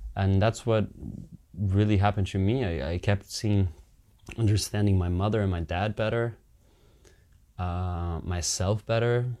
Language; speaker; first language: English; early bilingual, heritage; Finnish